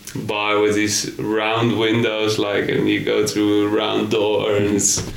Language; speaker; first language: English; non-native, fluent; Dutch